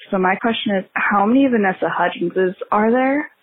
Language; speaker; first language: English; native; English